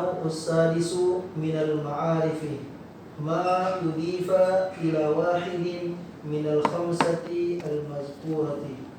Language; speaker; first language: Arabic; non-native, learner; Indonesian